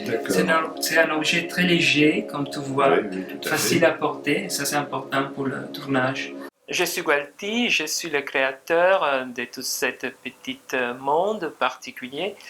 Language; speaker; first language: French; non-native, fluent; Italian